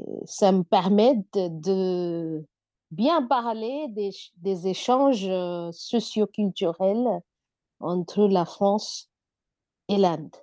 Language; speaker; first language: French; non-native, fluent; Bangla